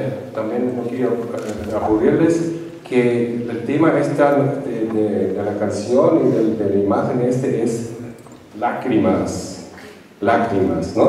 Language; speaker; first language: Spanish; non-native, fluent; German